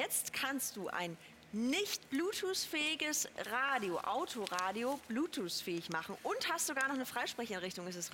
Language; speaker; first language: German; native; German